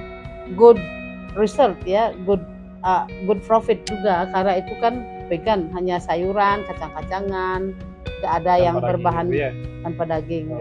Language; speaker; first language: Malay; non-native, local second language; Balinese